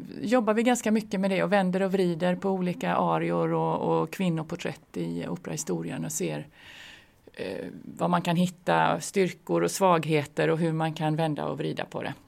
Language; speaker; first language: Swedish; native; Swedish